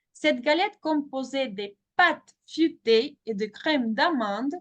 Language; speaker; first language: French; non-native, fluent; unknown